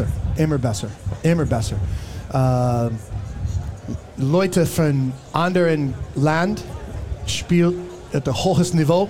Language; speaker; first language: German; non-native, learner; English